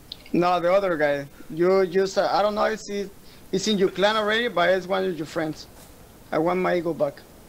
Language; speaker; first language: English; non-native, fluent; Spanish